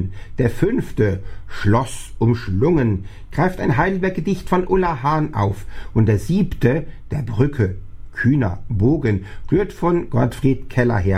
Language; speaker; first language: German; native; German